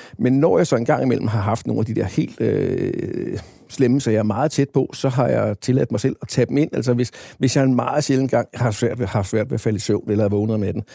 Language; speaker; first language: Danish; native; Danish